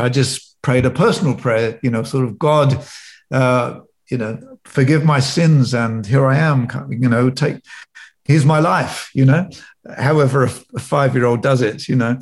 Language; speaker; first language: English; native; English